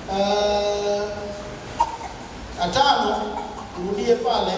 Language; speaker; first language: Swahili; native; Swahili